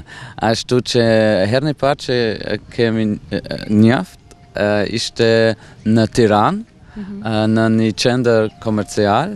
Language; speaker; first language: Albanian; non-native, fluent; German